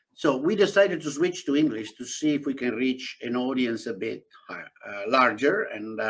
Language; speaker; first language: English; non-native, fluent; Italian